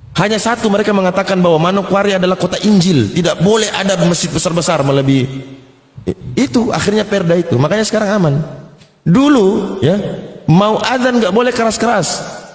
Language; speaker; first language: Indonesian; native; Indonesian